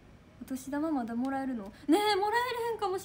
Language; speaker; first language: Japanese; native; Japanese